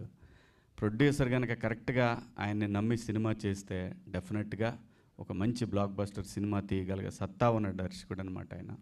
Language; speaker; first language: Telugu; native; Telugu